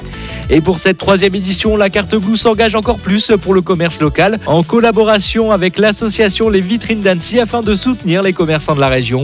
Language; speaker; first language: French; native; French